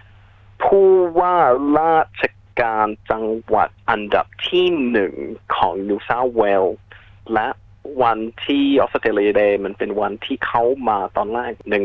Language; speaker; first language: Thai; non-native, fluent; English